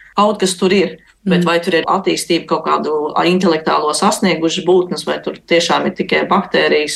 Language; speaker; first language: Latvian; native; Latvian